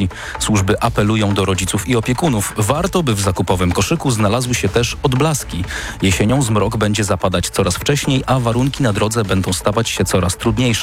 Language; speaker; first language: Polish; native; Polish